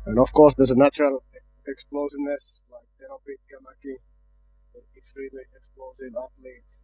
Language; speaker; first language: English; non-native, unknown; Finnish